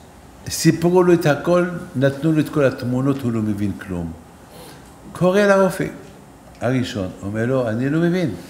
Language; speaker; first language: Hebrew; non-native, fluent; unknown